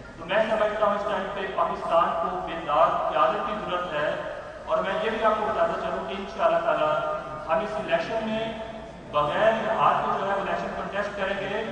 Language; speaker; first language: Urdu; non-native, local second language; Punjabi